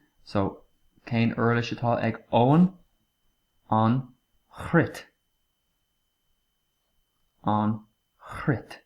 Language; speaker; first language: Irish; non-native, local second language; English